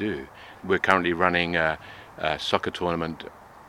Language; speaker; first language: English; native; English